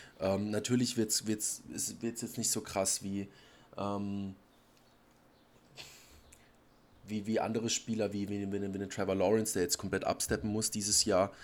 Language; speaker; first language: German; native; German